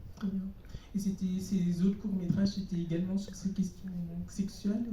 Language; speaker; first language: French; native; French